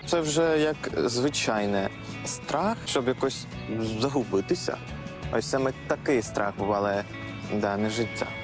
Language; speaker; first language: Ukrainian; non-native, fluent; Uzbek